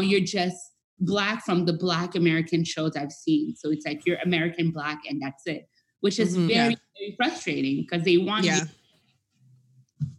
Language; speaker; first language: English; non-native, fluent; French